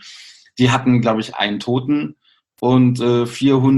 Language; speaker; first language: German; native; German